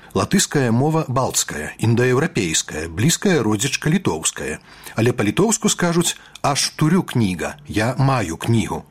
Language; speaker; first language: Belarusian; native; Belarusian